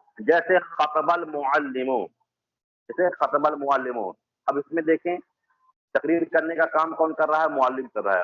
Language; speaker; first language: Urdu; native; Urdu